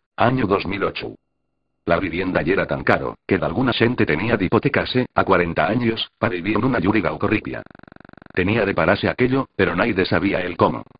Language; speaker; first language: Asturian; non-native, local second language; Spanish